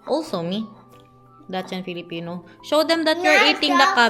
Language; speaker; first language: English; non-native, local second language; Filipino